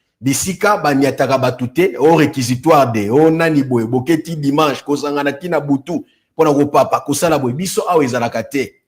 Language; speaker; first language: Lingala; non-native, local second language; Kongo